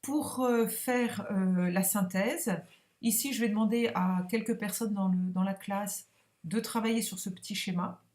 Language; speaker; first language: French; native; French